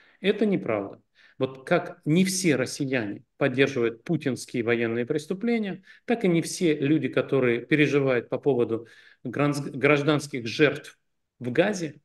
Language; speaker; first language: Russian; native; Russian